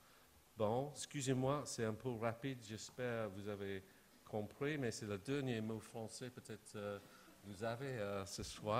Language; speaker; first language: French; non-native, fluent; English